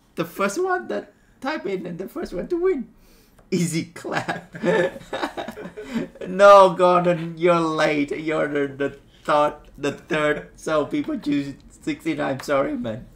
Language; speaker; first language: English; non-native, fluent; Vietnamese